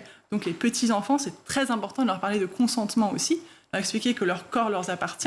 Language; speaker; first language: French; native; French